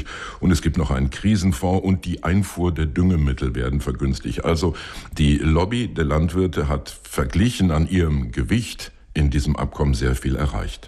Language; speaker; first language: German; native; German